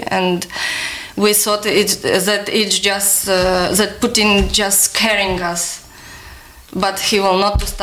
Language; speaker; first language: English; non-native, learner; Ukrainian